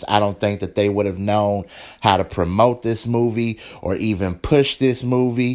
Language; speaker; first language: English; native; English